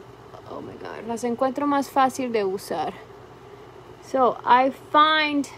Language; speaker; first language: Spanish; early bilingual, heritage; Spanish